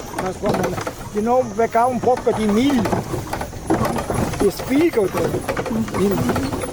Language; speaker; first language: Portuguese; non-native, local second language; German